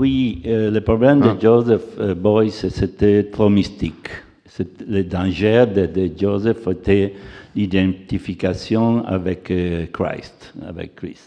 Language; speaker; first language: French; non-native, fluent; Italian